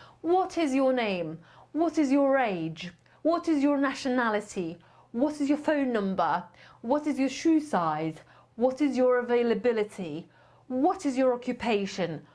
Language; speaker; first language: English; non-native, fluent; Polish